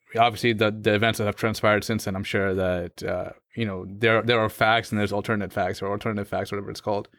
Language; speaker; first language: English; native; English